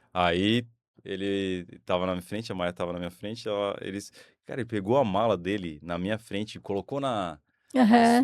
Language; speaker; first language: Portuguese; native; Portuguese